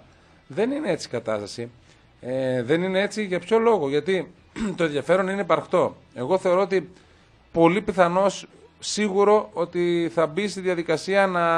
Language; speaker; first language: Greek; native; Greek